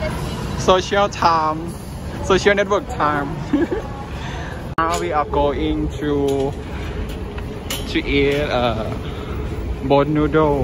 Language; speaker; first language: English; non-native, learner; Thai